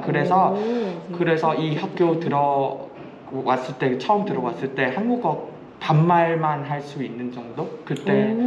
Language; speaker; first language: Korean; non-native, fluent; Vietnamese